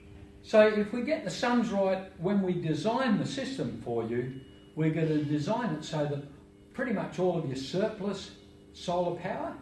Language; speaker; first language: English; native; English